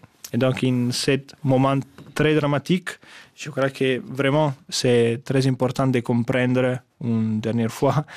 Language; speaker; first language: French; non-native, learner; Italian